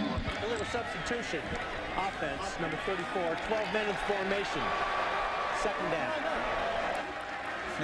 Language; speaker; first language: English; native; English